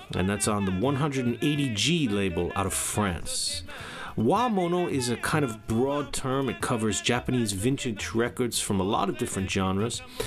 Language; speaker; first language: English; native; English